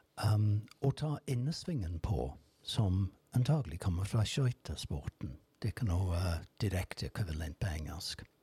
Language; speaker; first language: Norwegian; non-native, fluent; English